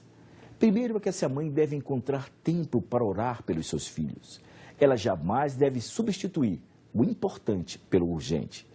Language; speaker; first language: Portuguese; native; Portuguese